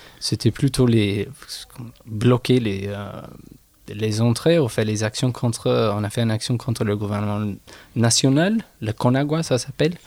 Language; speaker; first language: French; non-native, fluent; English